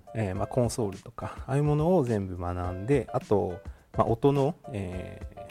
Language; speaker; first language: Japanese; non-native, fluent; French